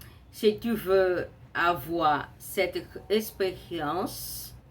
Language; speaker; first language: French; non-native, learner; Portuguese